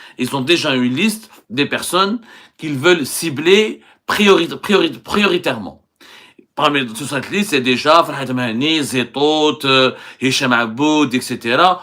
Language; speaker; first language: French; non-native, local second language; Arabic